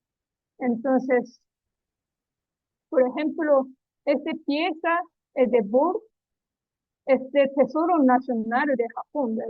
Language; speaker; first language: Spanish; non-native, learner; Japanese